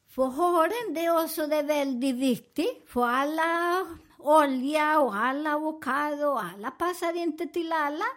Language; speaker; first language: Swedish; non-native, learner; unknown